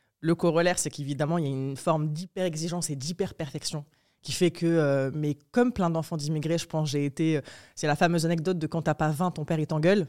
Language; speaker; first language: French; early bilingual, other home language; Arabic